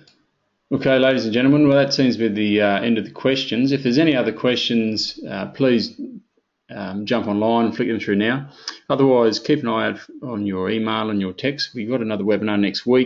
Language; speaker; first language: English; native; English